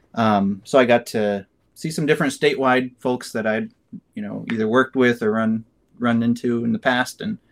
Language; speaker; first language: English; native; English